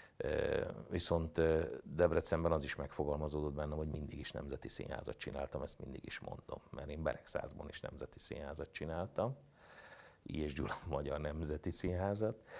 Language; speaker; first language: Hungarian; native; Hungarian